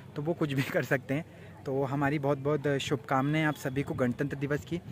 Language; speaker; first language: Hindi; native; Hindi